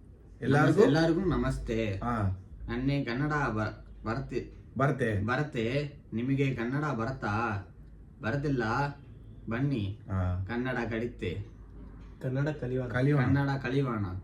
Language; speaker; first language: Kannada; non-native, learner; Tamil